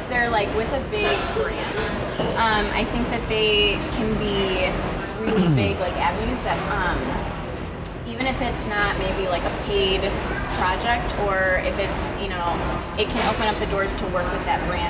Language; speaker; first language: English; native; English